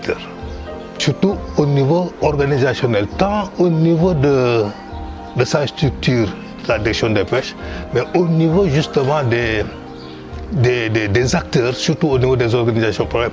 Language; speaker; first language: French; non-native, local second language; Wolof